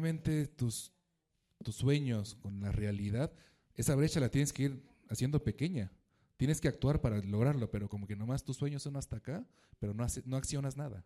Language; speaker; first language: Spanish; native; Spanish